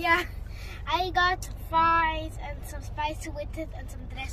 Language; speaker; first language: English; non-native, fluent; Swedish